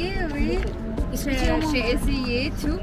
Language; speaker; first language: French; non-native, learner; German